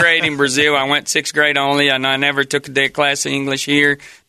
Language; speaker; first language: English; non-native, fluent; Portuguese